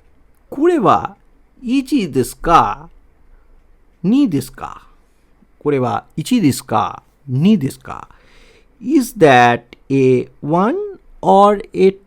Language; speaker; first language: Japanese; non-native, fluent; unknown